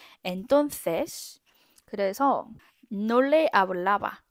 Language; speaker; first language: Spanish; non-native, fluent; Korean